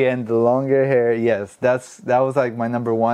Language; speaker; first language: English; non-native, fluent; Spanish